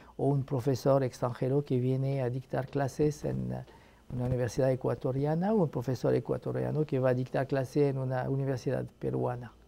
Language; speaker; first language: Spanish; non-native, fluent; Arabic